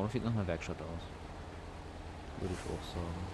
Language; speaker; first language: German; native; German